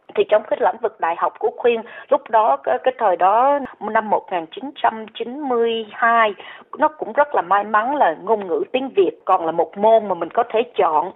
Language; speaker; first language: Vietnamese; early bilingual, heritage; Vietnamese